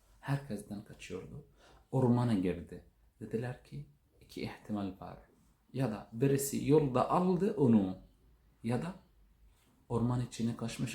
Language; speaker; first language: Turkish; non-native, learner; Arabic